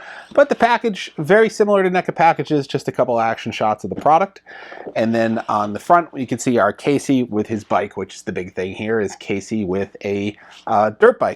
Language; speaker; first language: English; native; English